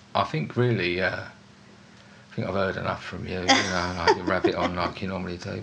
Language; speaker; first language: English; native; English